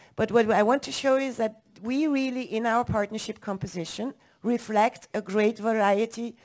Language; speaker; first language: English; non-native, fluent; German